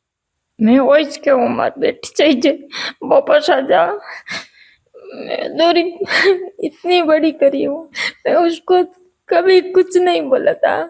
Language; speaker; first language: Hindi; non-native, local second language; Marwari